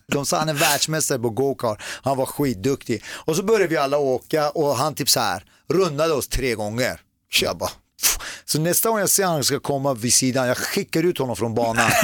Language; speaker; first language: Swedish; early bilingual, other home language; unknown